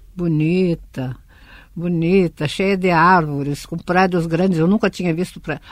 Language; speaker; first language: Portuguese; early bilingual, other home language; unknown